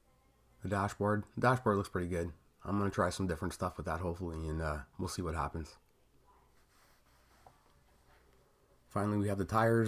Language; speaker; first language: English; native; English